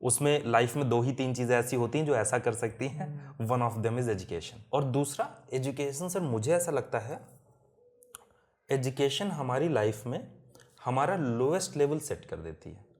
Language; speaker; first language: Hindi; native; Hindi